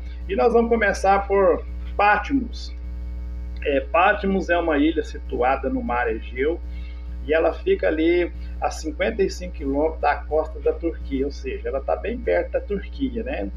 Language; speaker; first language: Portuguese; native; Portuguese